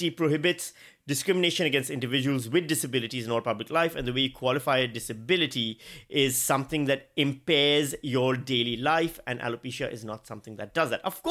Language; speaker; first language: English; non-native, local second language; Urdu